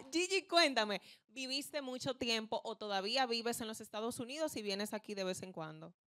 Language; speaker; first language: Spanish; native; Spanish